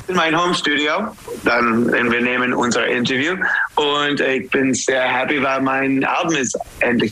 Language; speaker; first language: German; non-native, learner; English